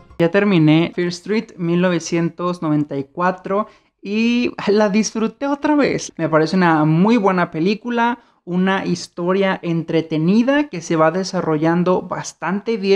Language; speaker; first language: Spanish; native; Spanish